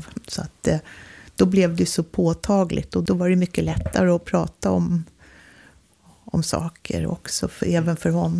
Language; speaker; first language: Swedish; native; Swedish